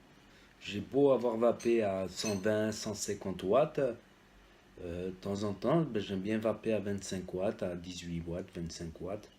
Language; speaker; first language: French; native; French